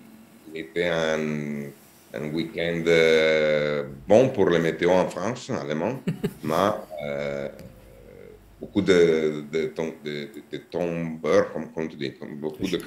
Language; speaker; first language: French; non-native, learner; Italian